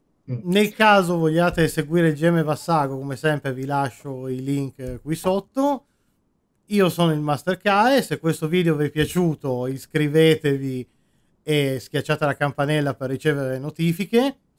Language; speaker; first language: Italian; native; Italian